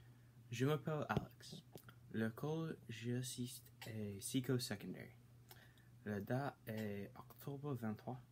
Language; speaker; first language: French; non-native, learner; English